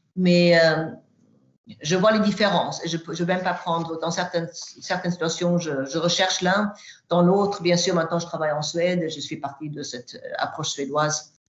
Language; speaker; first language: French; non-native, fluent; Swedish